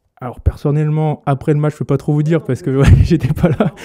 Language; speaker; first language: French; native; French